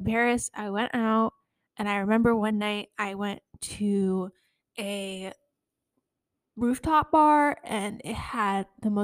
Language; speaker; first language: English; native; English